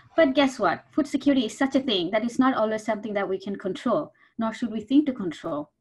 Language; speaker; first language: English; non-native, local second language; Bangla